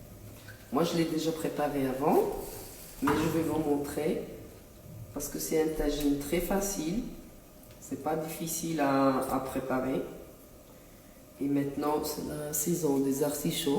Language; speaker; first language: French; non-native, local second language; Arabic